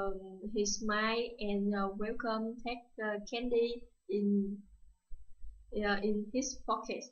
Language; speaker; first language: English; non-native, learner; Vietnamese